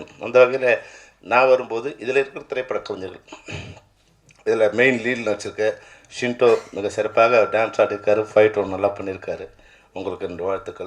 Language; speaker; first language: Tamil; native; Tamil